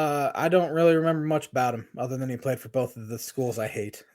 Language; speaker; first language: English; native; English